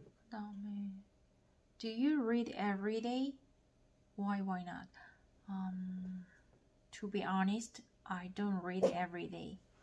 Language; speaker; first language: English; non-native, learner; Korean